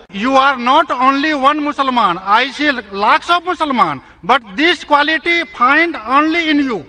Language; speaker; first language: Hindi; native; Hindi